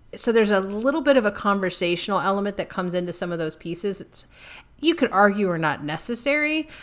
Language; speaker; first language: English; native; English